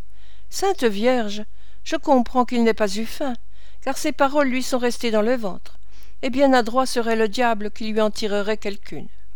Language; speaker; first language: French; native; French